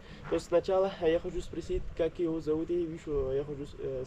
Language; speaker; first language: Russian; non-native, learner; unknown